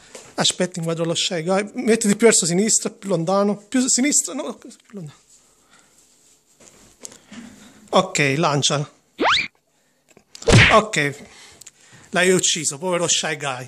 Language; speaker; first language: Italian; native; Italian